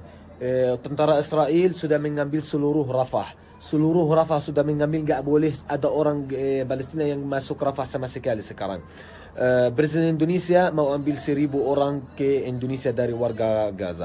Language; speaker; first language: Indonesian; non-native, fluent; Arabic